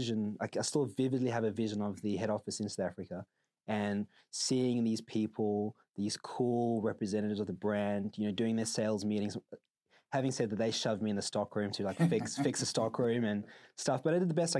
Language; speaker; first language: English; native; English